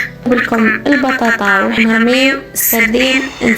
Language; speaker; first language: Arabic; native; Arabic